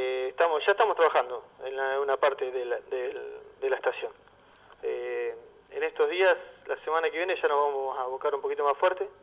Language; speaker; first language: Spanish; native; Spanish